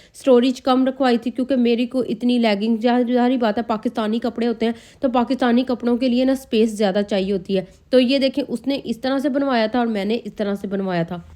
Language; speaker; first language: Urdu; non-native, local second language; Punjabi